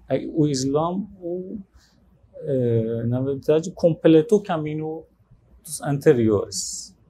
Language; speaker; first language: Portuguese; non-native, learner; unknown